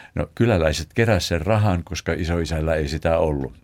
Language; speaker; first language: Finnish; native; Finnish